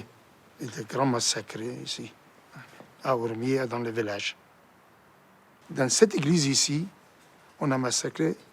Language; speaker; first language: French; non-native, fluent; Assyrian Neo-Aramaic